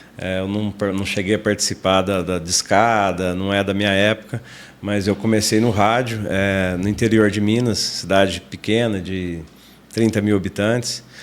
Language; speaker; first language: Portuguese; native; Portuguese